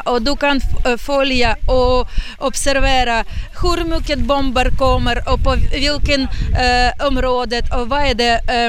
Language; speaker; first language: Swedish; non-native, learner; Ukrainian